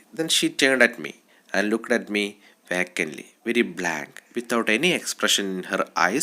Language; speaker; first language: English; non-native, local second language; Malayalam